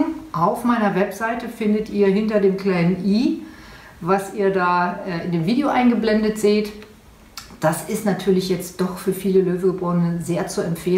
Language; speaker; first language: German; native; German